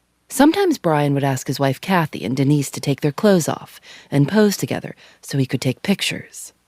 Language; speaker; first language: English; native; English